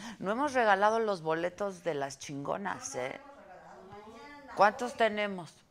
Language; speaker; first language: Spanish; native; Spanish